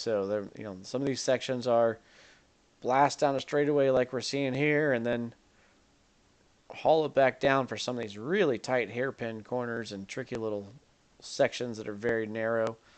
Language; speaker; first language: English; native; English